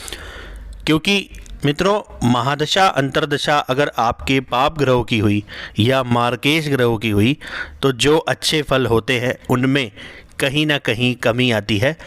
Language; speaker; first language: Hindi; native; Hindi